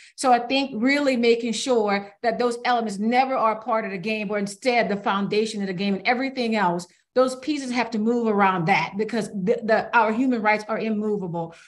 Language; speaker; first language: English; native; English